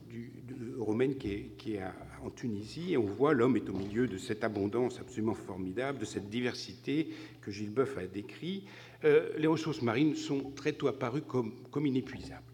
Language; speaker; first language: French; native; French